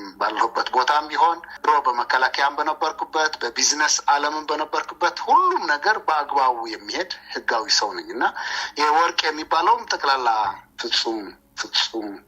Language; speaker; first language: Amharic; non-native, local second language; Tigrinya